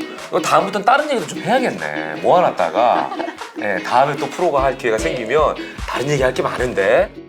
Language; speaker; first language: Korean; native; Korean